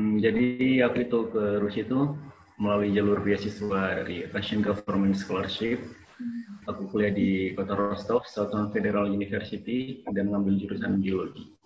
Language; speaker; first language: Indonesian; native; Indonesian